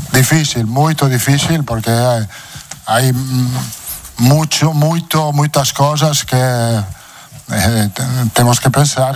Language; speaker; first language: Portuguese; non-native, fluent; Italian